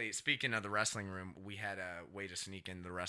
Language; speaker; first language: English; native; English